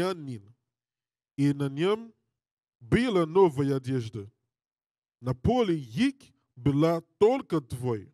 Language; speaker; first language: Russian; non-native, learner; English